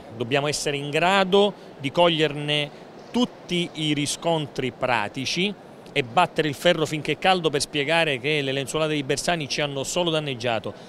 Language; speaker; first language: Italian; native; Italian